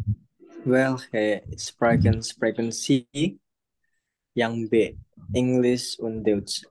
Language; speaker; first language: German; non-native, learner; Indonesian